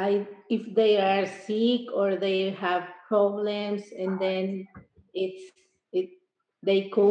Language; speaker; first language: English; non-native, learner; Spanish